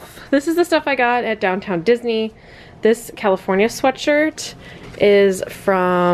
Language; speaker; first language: English; native; English